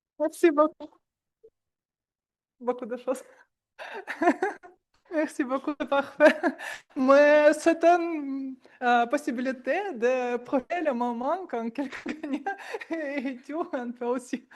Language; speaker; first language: French; non-native, learner; Russian